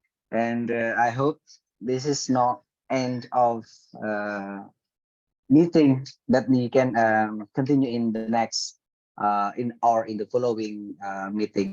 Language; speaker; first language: English; non-native, learner; Indonesian